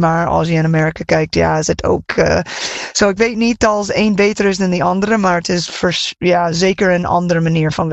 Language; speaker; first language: Dutch; non-native, fluent; English